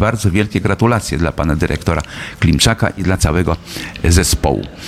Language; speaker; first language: Polish; native; Polish